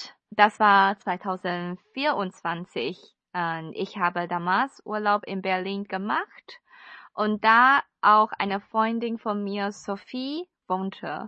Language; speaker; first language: German; non-native, fluent; Chinese